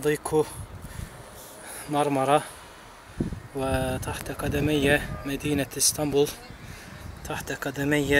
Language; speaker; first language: Arabic; non-native, fluent; Turkish